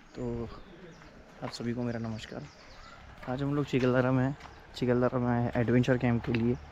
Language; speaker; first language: Hindi; non-native, local second language; Marathi